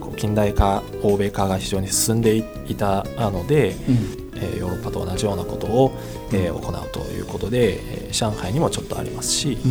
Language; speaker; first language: Japanese; early bilingual, other home language; Chinese